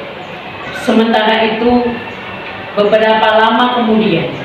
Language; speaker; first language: Indonesian; native; Indonesian